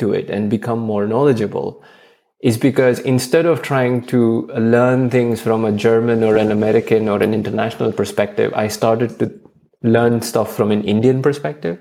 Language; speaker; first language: English; non-native, local second language; Hindi